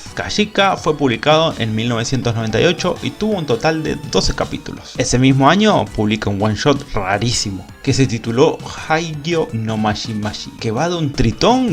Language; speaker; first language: Spanish; native; Spanish